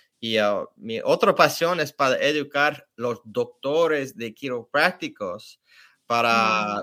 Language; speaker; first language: Spanish; early bilingual, heritage; English